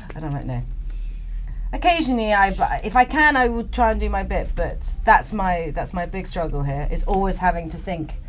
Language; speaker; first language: English; native; English